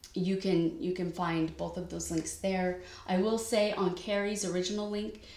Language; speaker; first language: English; native; English